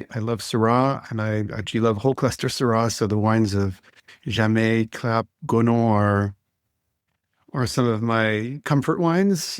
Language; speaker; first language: English; non-native, fluent; French